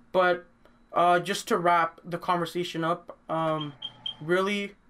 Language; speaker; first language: English; native; English